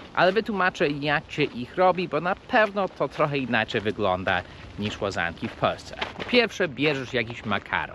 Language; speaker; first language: Polish; early bilingual, heritage; Polish